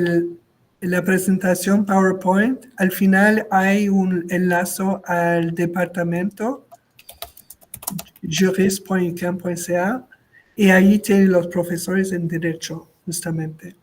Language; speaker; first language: Spanish; non-native, local second language; French